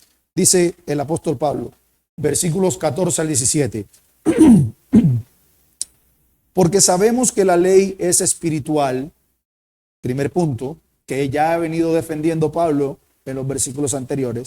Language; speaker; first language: Spanish; native; Spanish